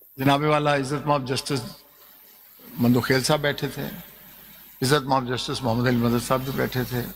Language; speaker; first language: Urdu; non-native, local second language; Punjabi